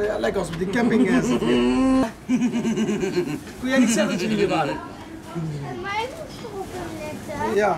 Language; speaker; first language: Dutch; native; Dutch